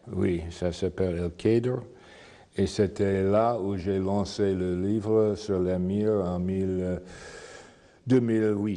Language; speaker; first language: French; non-native, fluent; English